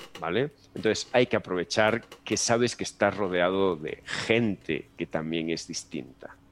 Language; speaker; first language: Spanish; native; Spanish